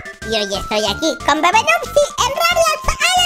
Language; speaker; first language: Spanish; native; Spanish